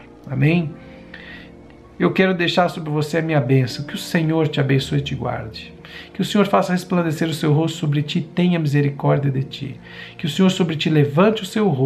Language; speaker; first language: Portuguese; native; Portuguese